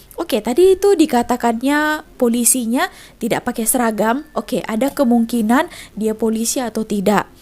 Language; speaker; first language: Indonesian; native; Indonesian